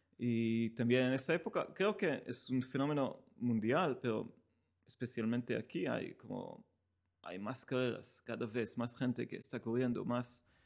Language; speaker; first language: Spanish; non-native, learner; Hebrew